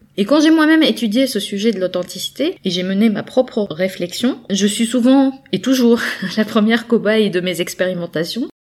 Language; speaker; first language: French; native; French